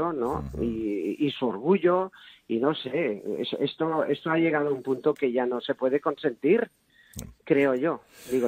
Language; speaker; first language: Spanish; native; Spanish